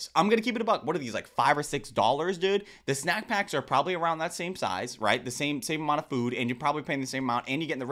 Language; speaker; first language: English; native; English